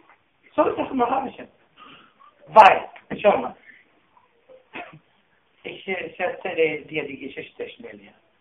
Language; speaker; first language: German; non-native, fluent; Arabic